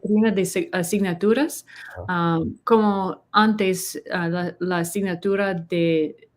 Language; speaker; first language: Spanish; non-native, learner; English